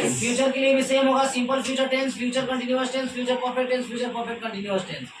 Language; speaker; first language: Hindi; native; Hindi